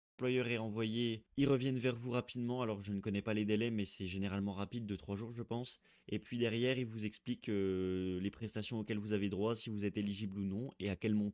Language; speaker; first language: French; native; French